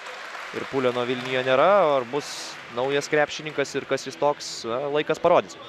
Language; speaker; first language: Lithuanian; native; Lithuanian